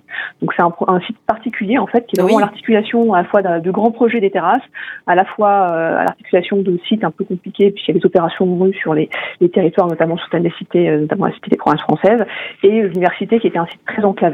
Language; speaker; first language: French; native; French